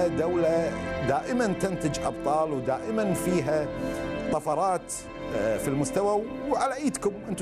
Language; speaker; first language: Arabic; native; Arabic